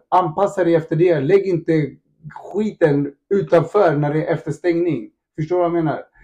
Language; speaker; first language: Swedish; early bilingual, other home language; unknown